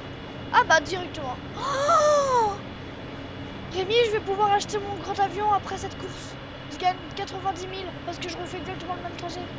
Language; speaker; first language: French; native; French